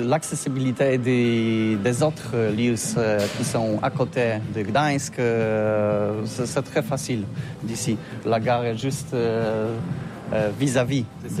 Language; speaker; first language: French; non-native, learner; Polish